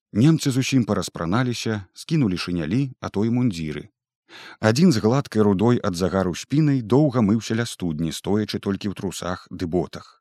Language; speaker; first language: Belarusian; native; Belarusian